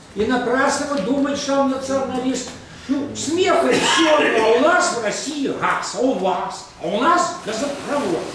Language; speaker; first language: Russian; native; Russian